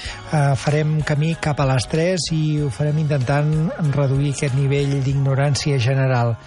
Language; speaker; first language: Catalan; native; Catalan